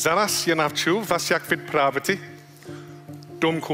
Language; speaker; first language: Ukrainian; non-native, learner; English